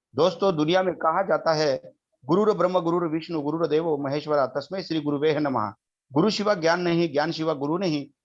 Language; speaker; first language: Hindi; non-native, local second language; Kannada